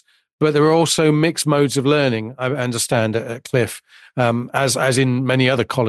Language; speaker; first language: English; native; English